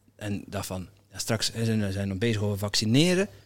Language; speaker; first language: Dutch; native; Dutch